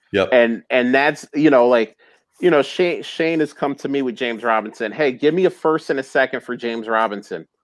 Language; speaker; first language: English; native; English